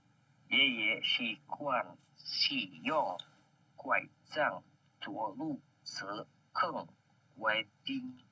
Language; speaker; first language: Chinese; non-native, learner; Indonesian